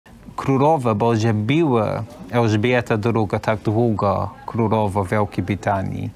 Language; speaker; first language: Polish; non-native, learner; English